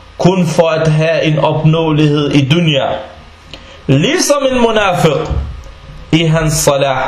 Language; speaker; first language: Danish; non-native, fluent; Arabic